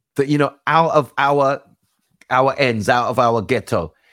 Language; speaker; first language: English; native; English